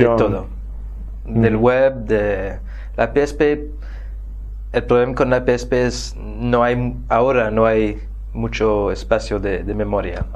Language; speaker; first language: Spanish; non-native, fluent; French